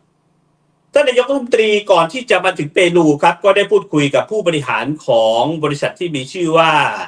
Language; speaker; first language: Thai; native; Thai